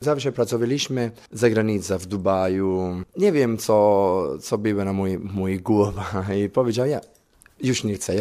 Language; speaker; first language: Polish; non-native, learner; Italian